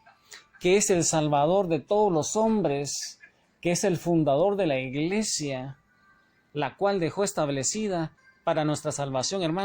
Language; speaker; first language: Spanish; native; Spanish